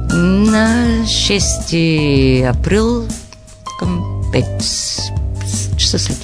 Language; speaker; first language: Bulgarian; native; Bulgarian